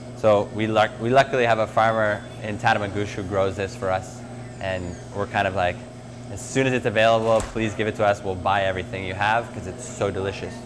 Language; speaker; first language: English; native; English